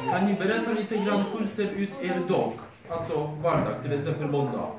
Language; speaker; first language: Swedish; non-native, fluent; Polish